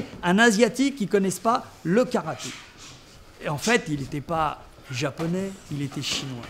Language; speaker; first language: French; native; French